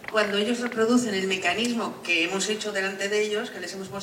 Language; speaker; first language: Spanish; native; Spanish